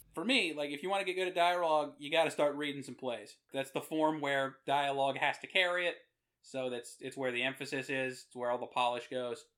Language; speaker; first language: English; native; English